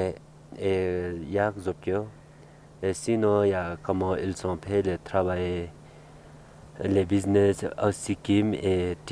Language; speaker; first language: French; non-native, learner; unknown